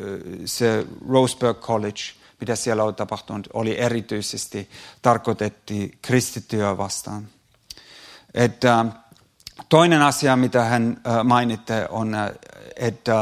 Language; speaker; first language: Finnish; non-native, fluent; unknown